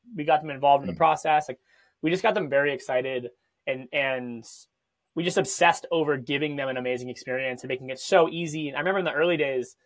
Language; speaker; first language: English; native; English